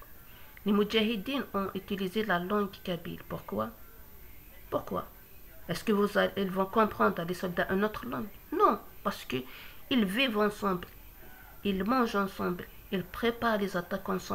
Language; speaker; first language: French; non-native, local second language; Kabyle